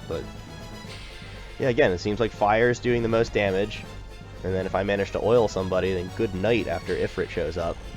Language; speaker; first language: English; native; English